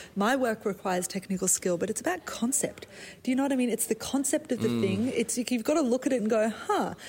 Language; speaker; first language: English; native; English